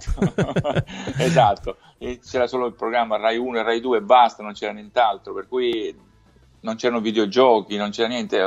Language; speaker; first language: Italian; native; Italian